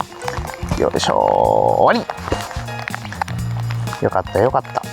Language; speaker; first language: Japanese; native; Japanese